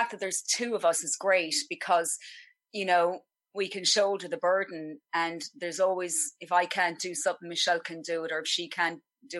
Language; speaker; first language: English; native; English